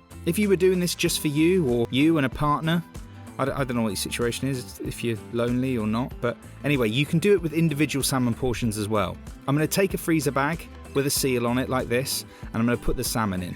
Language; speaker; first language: English; native; English